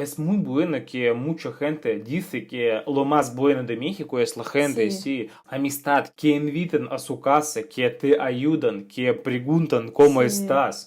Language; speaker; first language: Spanish; non-native, fluent; Russian